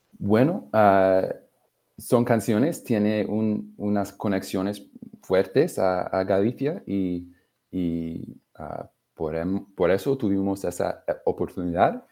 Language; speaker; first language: Spanish; non-native, fluent; English